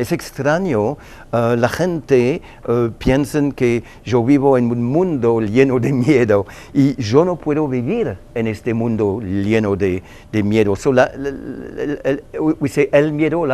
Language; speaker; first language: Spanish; non-native, learner; French